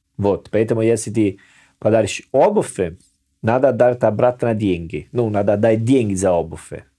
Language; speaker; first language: Russian; non-native, learner; Italian